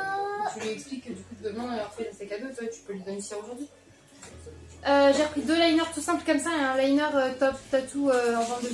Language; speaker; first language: French; native; French